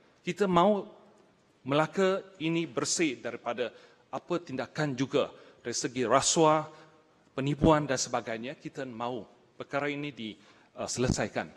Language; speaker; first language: Malay; non-native, local second language; Chinese